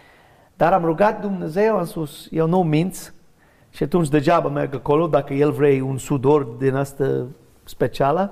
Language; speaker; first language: Romanian; non-native, learner; English